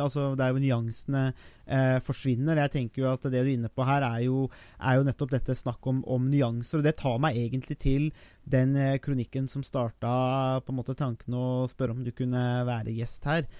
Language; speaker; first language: Norwegian; native; Norwegian